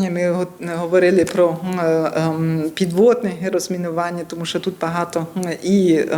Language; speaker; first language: Ukrainian; non-native, learner; German